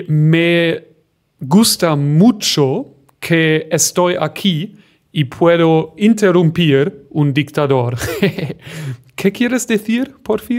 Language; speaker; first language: Spanish; non-native, fluent; German